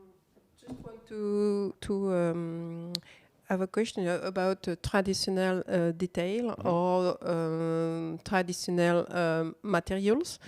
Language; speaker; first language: English; non-native, learner; French